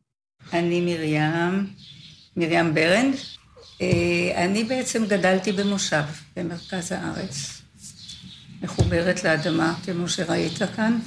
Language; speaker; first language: Hebrew; native; Hebrew